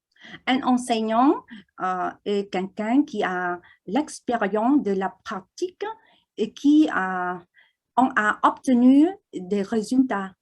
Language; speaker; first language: French; non-native, fluent; Vietnamese